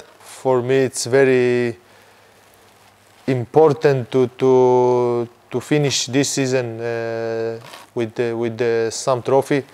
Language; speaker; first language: English; non-native, fluent; Hebrew